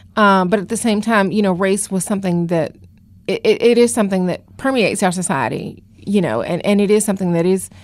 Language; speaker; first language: English; native; English